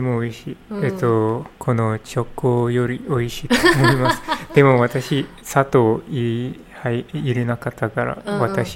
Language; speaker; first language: Japanese; non-native, learner; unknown